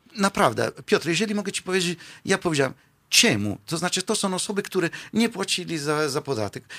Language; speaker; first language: Polish; non-native, fluent; Italian